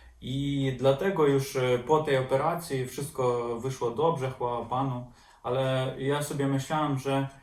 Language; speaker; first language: Polish; non-native, fluent; Ukrainian